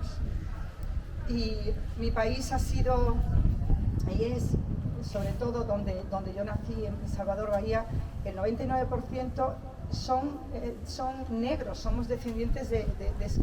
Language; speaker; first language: Spanish; non-native, fluent; Portuguese